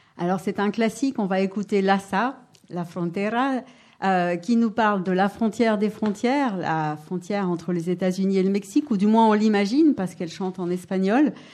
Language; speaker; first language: French; native; French